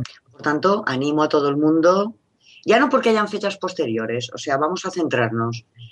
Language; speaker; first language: Spanish; native; Spanish